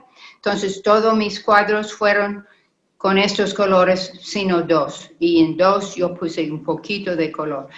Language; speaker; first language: Spanish; non-native, learner; English